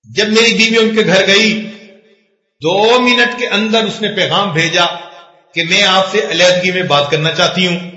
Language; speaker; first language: Urdu; non-native, local second language; Punjabi